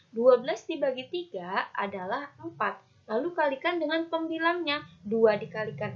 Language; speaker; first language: Indonesian; native; Indonesian